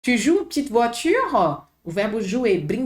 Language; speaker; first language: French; non-native, fluent; Portuguese